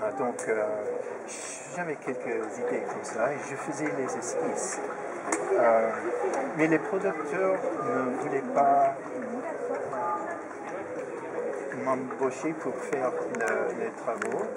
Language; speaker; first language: French; non-native, fluent; English